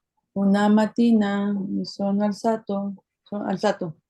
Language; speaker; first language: Italian; non-native, learner; Spanish